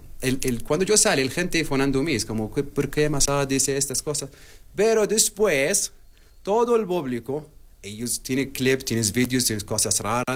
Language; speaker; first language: Spanish; non-native, learner; Arabic